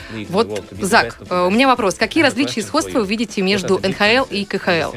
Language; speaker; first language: Russian; native; Russian